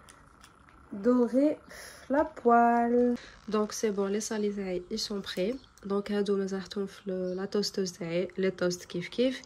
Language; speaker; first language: French; native; French